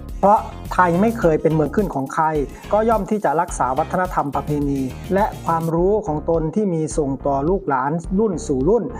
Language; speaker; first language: Thai; native; Thai